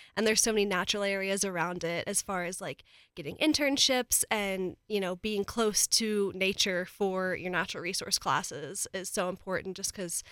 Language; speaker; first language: English; native; English